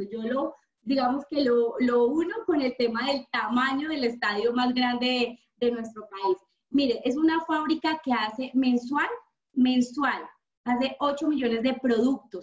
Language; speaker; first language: Spanish; native; Spanish